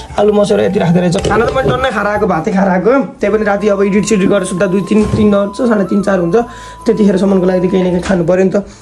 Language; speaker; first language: Nepali; native; Nepali